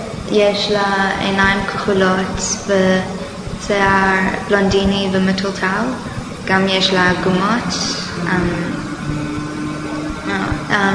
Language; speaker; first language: Hebrew; non-native, learner; English